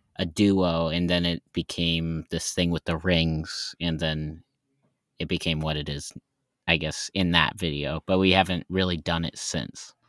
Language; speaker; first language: English; native; English